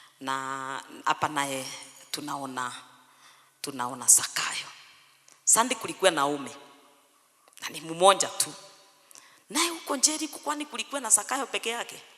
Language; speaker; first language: Swahili; non-native, local second language; Kikuyu